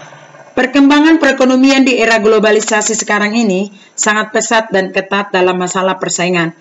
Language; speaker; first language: Indonesian; native; Indonesian